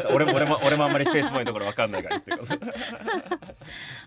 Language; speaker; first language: Japanese; native; Japanese